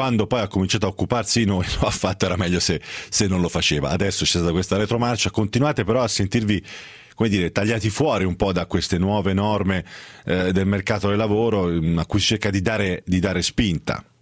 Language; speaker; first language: Italian; native; Italian